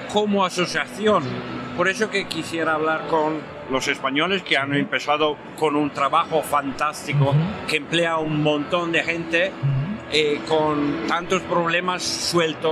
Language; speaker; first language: Spanish; non-native, fluent; Italian